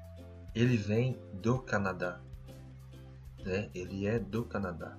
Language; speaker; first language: French; non-native, fluent; Portuguese